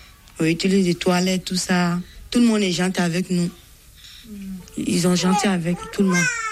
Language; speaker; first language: French; non-native, learner; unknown